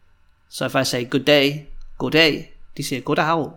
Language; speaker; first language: Danish; non-native, learner; English